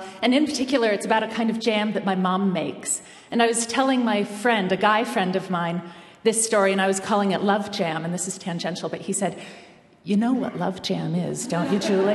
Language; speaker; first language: English; native; English